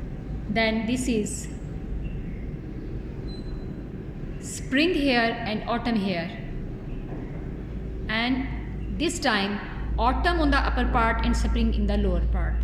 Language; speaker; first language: English; non-native, local second language; Urdu